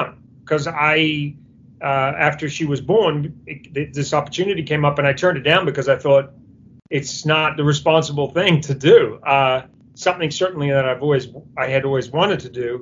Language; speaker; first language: English; native; English